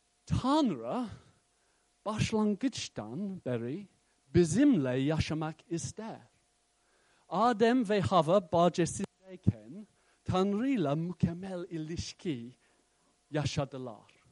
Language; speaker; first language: Turkish; non-native, fluent; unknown